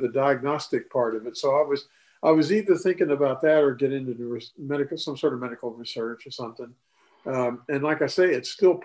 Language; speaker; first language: English; native; English